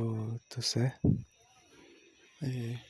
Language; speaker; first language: French; non-native, learner; Portuguese